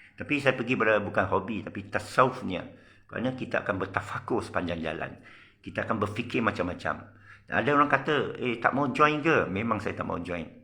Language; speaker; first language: Malay; non-native, local second language; Chinese